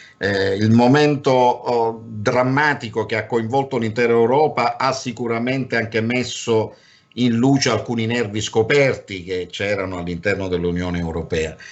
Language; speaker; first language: Italian; native; Italian